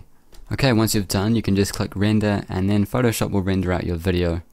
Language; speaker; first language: English; native; English